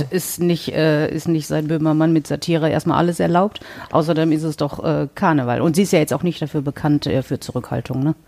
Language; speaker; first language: German; native; German